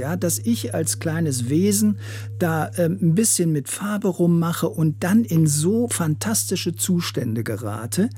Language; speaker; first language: German; native; German